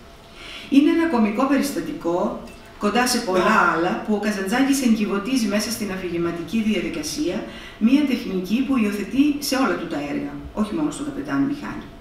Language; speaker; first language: Greek; native; Greek